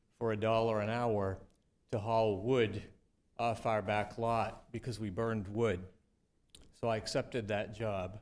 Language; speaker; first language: English; native; English